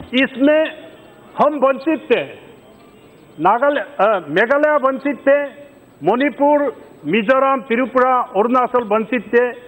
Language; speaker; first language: Hindi; non-native, local second language; Adi